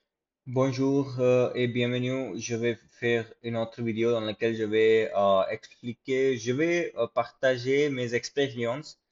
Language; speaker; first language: French; non-native, fluent; English